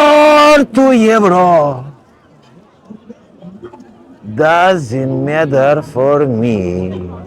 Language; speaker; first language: English; non-native, learner; Lithuanian